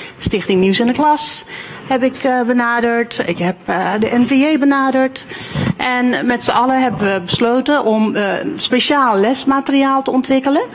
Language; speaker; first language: Dutch; early bilingual, other home language; Turkish